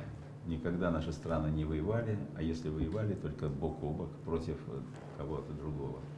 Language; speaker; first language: Russian; native; Russian